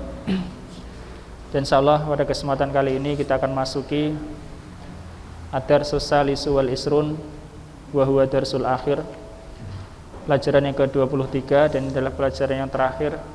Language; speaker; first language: Indonesian; native; Indonesian